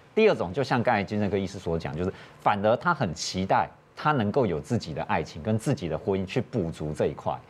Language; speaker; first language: Chinese; native; Chinese